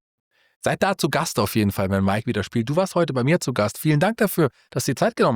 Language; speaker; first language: German; native; German